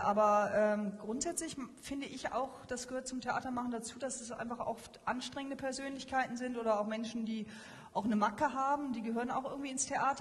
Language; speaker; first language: German; native; German